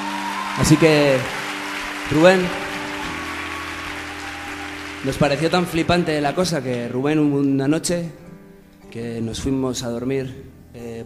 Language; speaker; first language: Spanish; native; Spanish